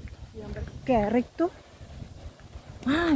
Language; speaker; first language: Spanish; non-native, learner; Filipino